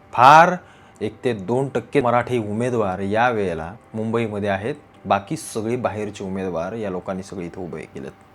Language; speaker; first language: Marathi; native; Marathi